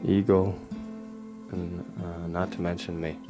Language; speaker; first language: English; native; English